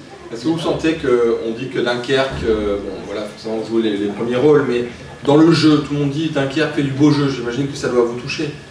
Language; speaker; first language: French; native; French